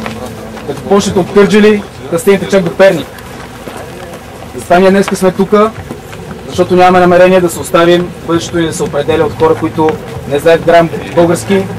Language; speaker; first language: Bulgarian; native; Bulgarian